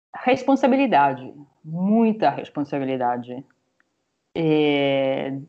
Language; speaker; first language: Portuguese; non-native, fluent; Italian